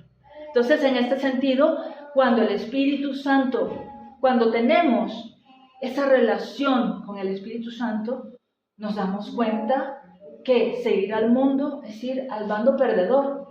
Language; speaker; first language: Spanish; native; Spanish